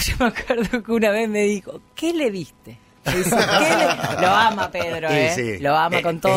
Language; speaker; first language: Spanish; native; Spanish